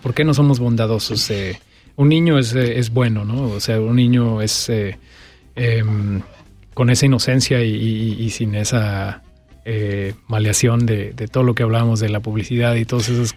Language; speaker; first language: Spanish; native; Spanish